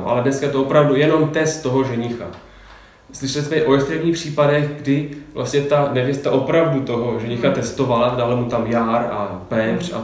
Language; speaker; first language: Czech; native; Czech